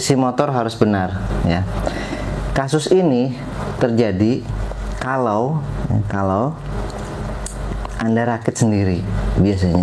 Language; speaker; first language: Indonesian; native; Indonesian